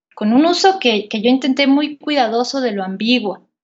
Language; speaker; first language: Spanish; native; Spanish